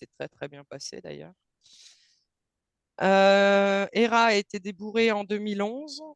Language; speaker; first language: French; native; French